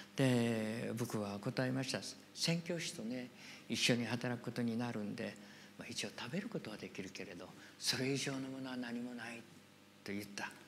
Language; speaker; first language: Japanese; native; Japanese